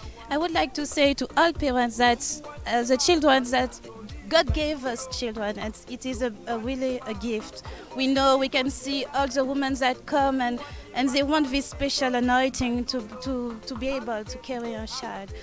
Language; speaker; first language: English; non-native, fluent; French